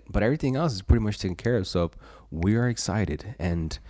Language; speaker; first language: English; early bilingual, other home language; Spanish